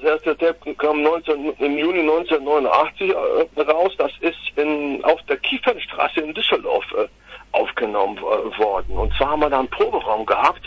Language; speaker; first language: German; native; German